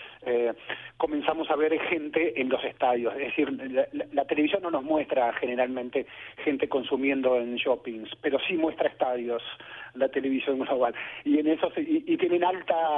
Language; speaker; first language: Spanish; native; Spanish